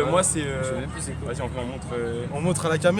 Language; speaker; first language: French; native; French